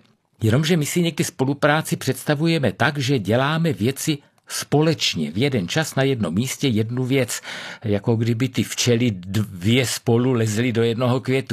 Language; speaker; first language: Czech; native; Czech